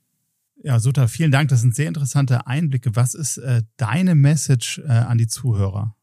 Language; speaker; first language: German; native; German